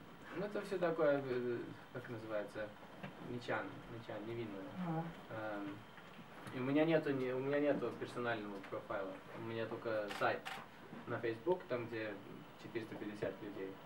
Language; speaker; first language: Russian; early bilingual, heritage; Russian